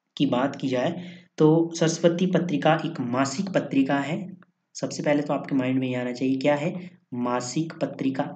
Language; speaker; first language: Hindi; native; Hindi